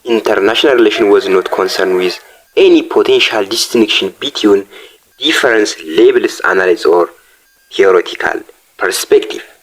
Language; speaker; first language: English; non-native, local second language; Amharic